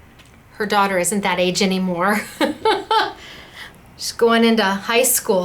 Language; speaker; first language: English; native; English